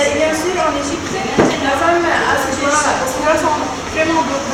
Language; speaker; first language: French; non-native, fluent; Arabic